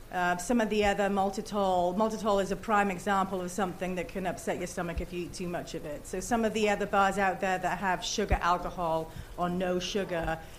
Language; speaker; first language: English; native; English